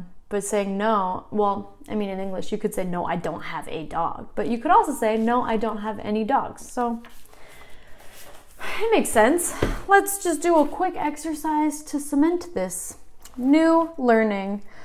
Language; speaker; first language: English; native; English